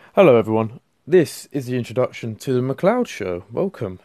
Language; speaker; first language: English; native; English